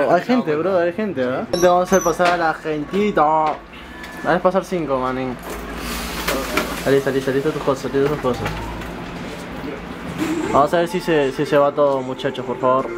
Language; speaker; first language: Spanish; native; Spanish